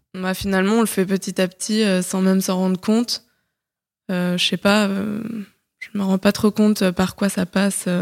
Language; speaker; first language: French; native; French